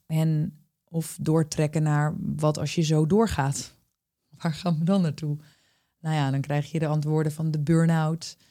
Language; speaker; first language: Dutch; native; Dutch